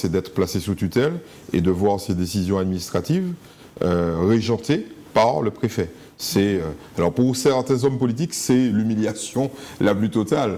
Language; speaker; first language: French; native; French